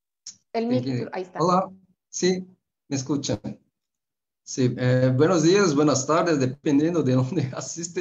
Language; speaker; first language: Spanish; non-native, fluent; Portuguese